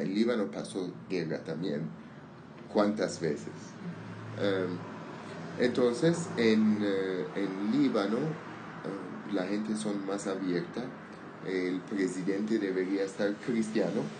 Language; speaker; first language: Spanish; non-native, learner; Armenian